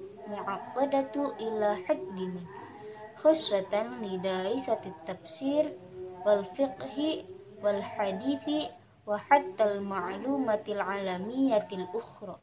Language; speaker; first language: Arabic; non-native, learner; Indonesian